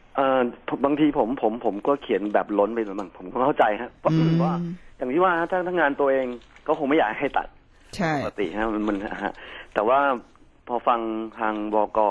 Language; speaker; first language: Thai; native; Thai